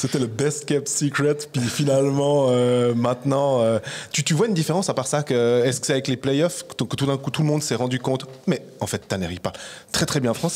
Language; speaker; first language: French; native; French